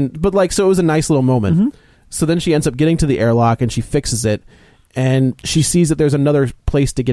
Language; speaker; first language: English; native; English